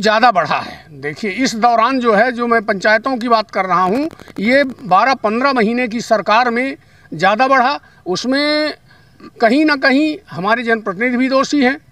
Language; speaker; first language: Hindi; native; Hindi